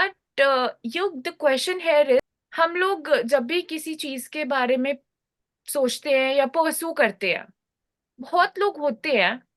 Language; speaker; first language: Hindi; native; Hindi